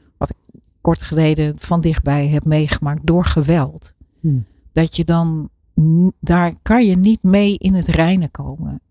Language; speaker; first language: Dutch; native; Dutch